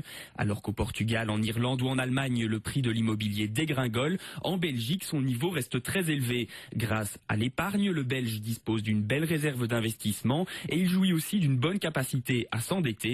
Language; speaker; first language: French; native; French